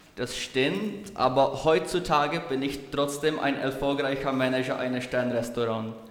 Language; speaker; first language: German; non-native, learner; Czech